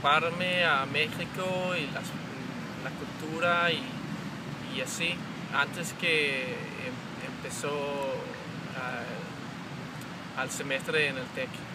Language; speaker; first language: Spanish; non-native, learner; Danish